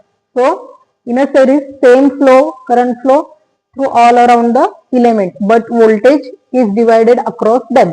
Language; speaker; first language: English; non-native, local second language; Marathi